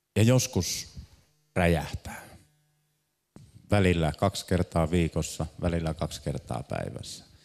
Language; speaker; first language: Finnish; native; Finnish